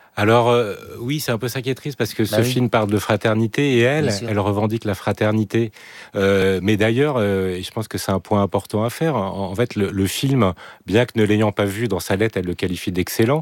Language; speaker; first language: French; native; French